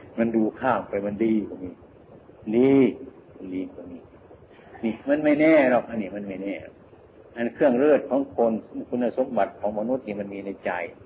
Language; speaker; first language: Thai; non-native, local second language; Northeastern Thai